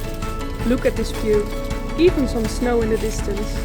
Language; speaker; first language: English; non-native, fluent; Dutch